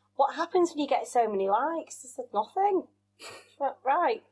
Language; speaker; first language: English; native; English